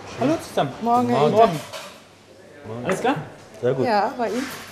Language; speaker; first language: German; early bilingual, other home language; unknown